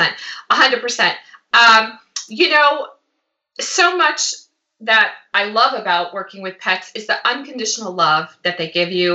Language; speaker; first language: English; native; English